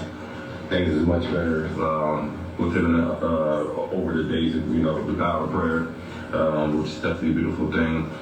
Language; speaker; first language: English; native; English